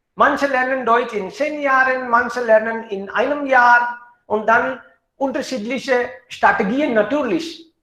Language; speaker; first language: German; non-native, fluent; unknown